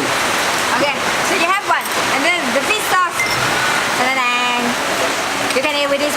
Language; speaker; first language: English; non-native, learner; Vietnamese